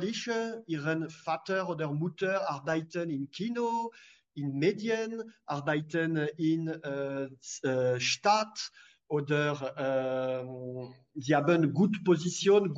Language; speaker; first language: German; non-native, fluent; French